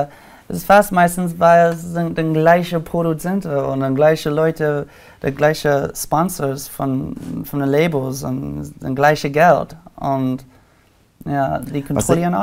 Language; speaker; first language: German; non-native, learner; English